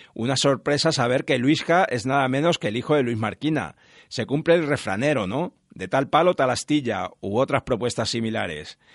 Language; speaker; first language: Spanish; native; Spanish